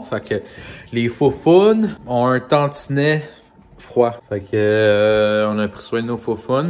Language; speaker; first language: French; native; French